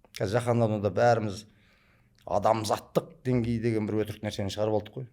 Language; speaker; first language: Kazakh; early bilingual, heritage; Kazakh